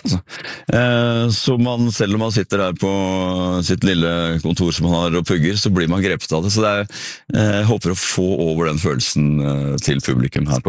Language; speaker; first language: Norwegian; native; Norwegian